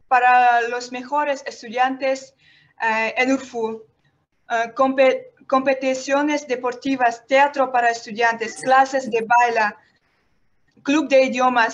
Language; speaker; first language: Spanish; non-native, learner; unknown